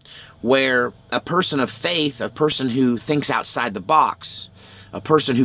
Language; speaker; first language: English; native; English